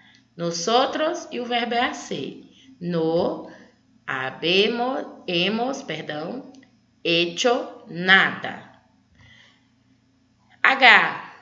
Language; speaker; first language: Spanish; non-native, learner; Portuguese